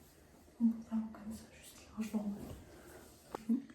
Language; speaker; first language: French; native; French